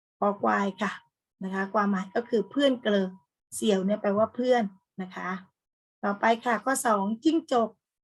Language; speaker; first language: Thai; native; Thai